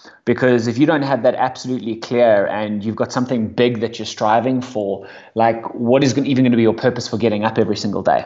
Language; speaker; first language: English; native; English